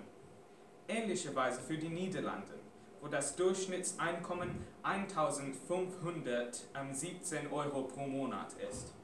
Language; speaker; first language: German; non-native, fluent; English